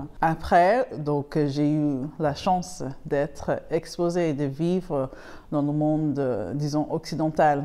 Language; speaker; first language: French; non-native, fluent; English